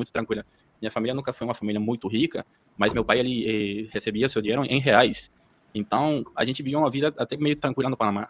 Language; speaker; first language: Portuguese; early bilingual, heritage; Portuguese